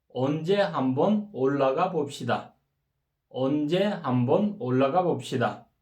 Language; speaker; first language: Korean; non-native, fluent; Kyrgyz